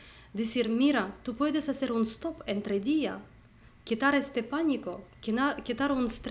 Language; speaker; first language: Spanish; non-native, learner; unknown